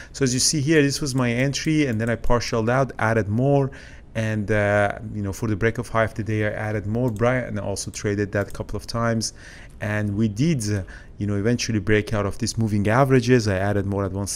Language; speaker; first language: English; native; English